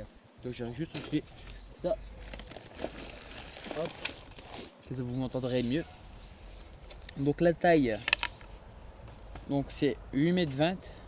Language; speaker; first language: French; native; French